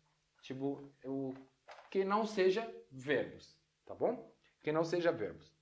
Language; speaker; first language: Portuguese; non-native, fluent; Arabic